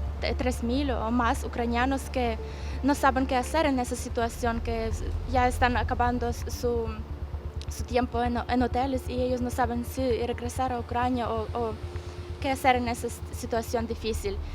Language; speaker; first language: Spanish; non-native, fluent; Ukrainian